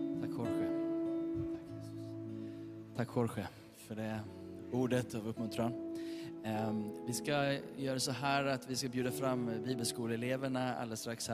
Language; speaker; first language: Swedish; native; Swedish